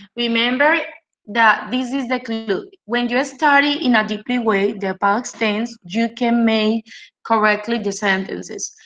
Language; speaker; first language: English; non-native, fluent; Spanish